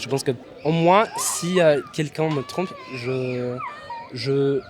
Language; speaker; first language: French; non-native, learner; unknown